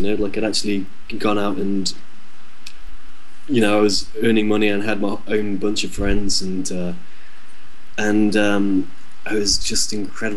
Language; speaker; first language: English; native; English